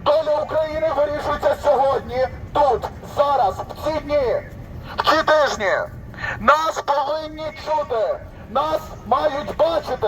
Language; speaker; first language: Ukrainian; native; Ukrainian